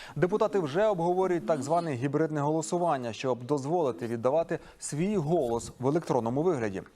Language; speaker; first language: Ukrainian; native; Ukrainian